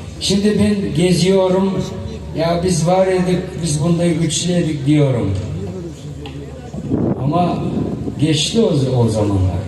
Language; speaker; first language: Turkish; non-native, learner; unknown